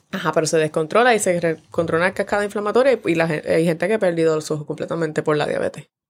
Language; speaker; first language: Spanish; native; Spanish